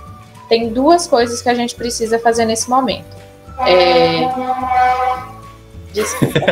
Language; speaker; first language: Portuguese; native; Portuguese